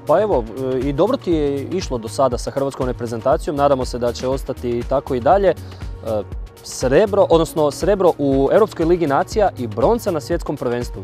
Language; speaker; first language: Croatian; native; Croatian